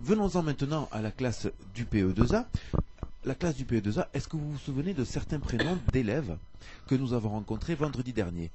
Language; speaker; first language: French; native; French